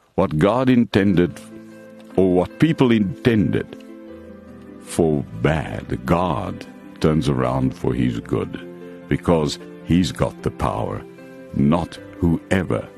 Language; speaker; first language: English; non-native, local second language; Afrikaans